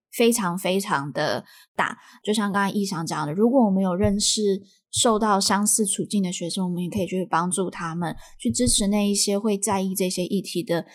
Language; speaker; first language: Chinese; native; Chinese